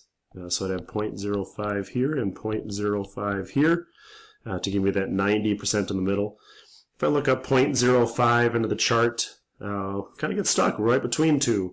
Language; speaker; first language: English; native; English